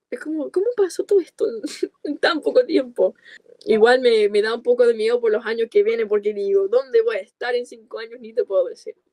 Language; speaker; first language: Spanish; non-native, fluent; English